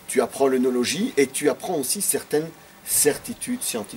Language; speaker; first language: French; native; French